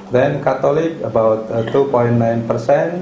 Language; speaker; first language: English; non-native, fluent; Indonesian